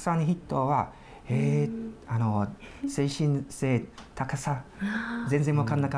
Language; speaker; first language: Japanese; non-native, fluent; English